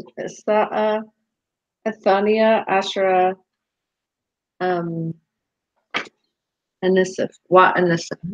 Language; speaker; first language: Arabic; non-native, learner; English